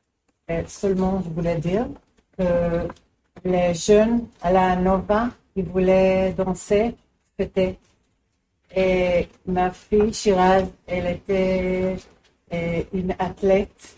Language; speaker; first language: French; non-native, learner; Hebrew